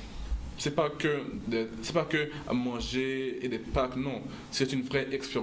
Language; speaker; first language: French; non-native, local second language; English